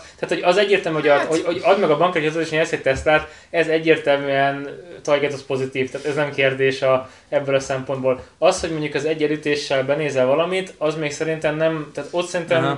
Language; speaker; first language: Hungarian; native; Hungarian